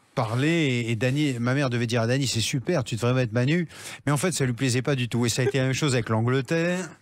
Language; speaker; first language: French; native; French